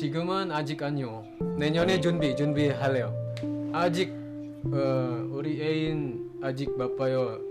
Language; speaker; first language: Korean; non-native, learner; Indonesian